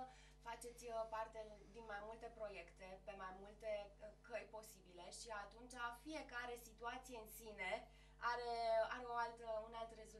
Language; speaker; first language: Romanian; native; Romanian